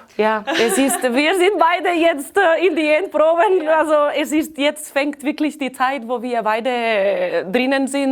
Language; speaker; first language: German; non-native, fluent; Catalan